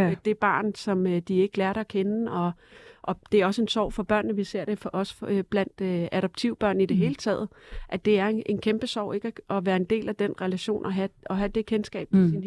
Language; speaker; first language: Danish; native; Danish